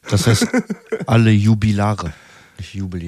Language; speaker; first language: German; native; German